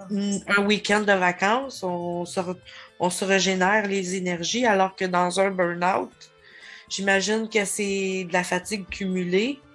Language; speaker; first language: French; native; French